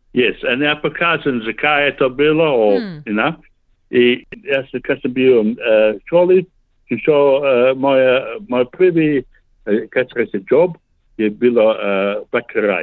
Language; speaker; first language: Slovenian; early bilingual, heritage; Slovenian